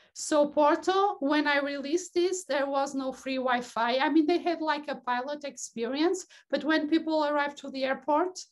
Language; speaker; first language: English; non-native, fluent; Portuguese